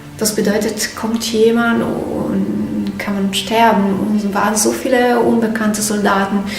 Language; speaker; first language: German; non-native, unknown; Italian